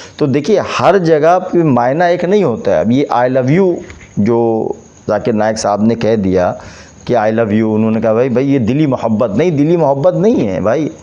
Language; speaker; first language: Urdu; native; Urdu